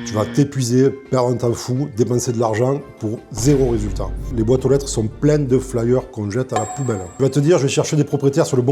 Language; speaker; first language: French; native; French